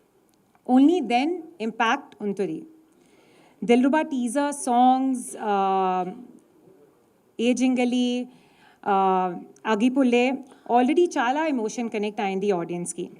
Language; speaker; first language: Telugu; non-native, learner; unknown